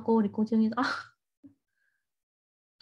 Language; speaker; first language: Vietnamese; native; Vietnamese